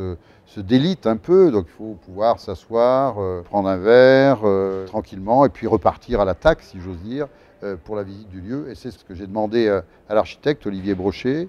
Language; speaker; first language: French; native; French